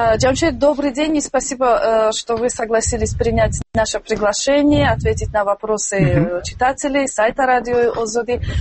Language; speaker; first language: Russian; non-native, local second language; Tajik